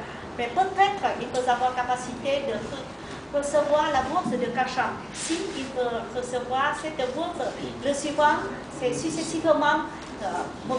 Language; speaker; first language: French; non-native, learner; Vietnamese